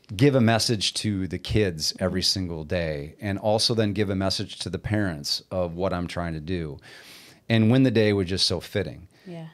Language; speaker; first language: English; native; English